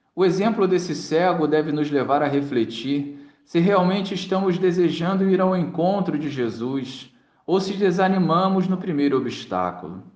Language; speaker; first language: Portuguese; native; Portuguese